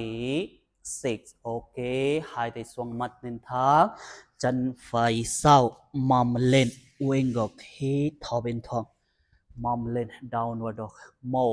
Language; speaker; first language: Vietnamese; non-native, learner; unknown